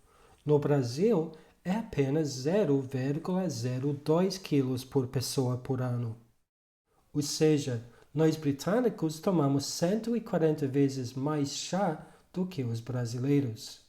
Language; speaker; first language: Portuguese; non-native, fluent; English